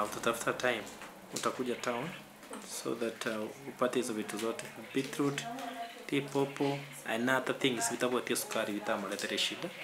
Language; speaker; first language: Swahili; non-native, local second language; Gusii